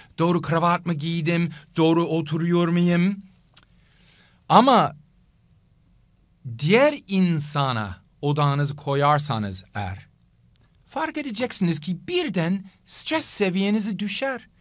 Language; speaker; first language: Turkish; non-native, fluent; English